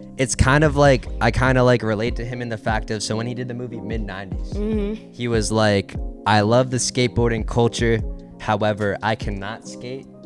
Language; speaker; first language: English; native; English